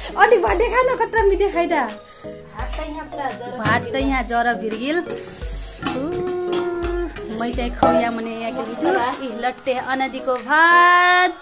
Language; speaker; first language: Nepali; non-native, local second language; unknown